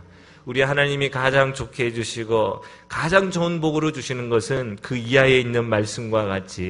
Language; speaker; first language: Korean; native; Korean